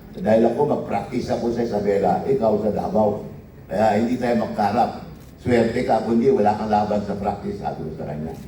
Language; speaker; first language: Filipino; non-native, local second language; Iloko